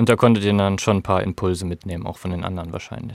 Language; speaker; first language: German; native; German